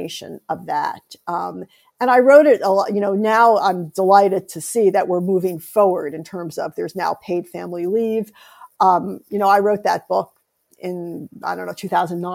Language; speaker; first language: English; native; English